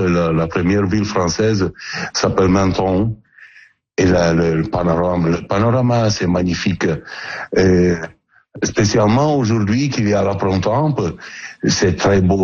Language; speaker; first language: French; non-native, learner; Italian